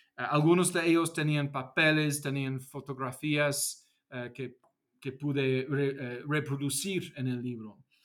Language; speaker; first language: Spanish; non-native, fluent; English